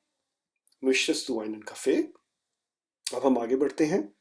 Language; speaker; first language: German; non-native, fluent; Urdu